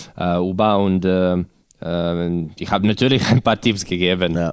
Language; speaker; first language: German; non-native, learner; Croatian